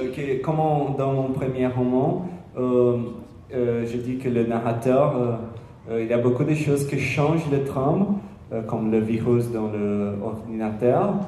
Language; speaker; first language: French; non-native, learner; Portuguese